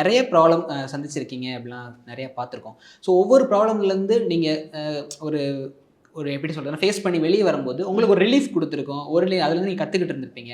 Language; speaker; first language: Tamil; native; Tamil